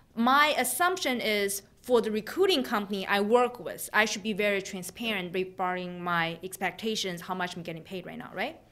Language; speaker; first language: English; non-native, fluent; Chinese